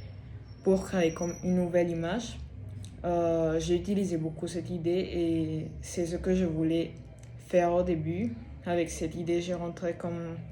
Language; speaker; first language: French; non-native, fluent; Spanish